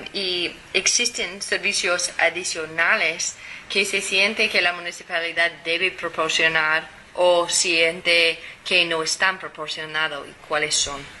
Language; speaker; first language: Spanish; non-native, fluent; English